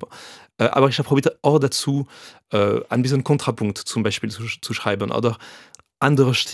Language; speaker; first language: German; non-native, fluent; French